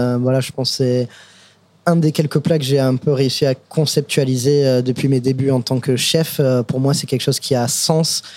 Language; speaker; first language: French; non-native, fluent; English